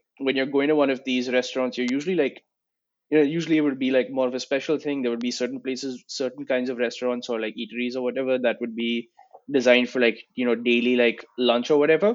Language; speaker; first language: English; non-native, local second language; Gujarati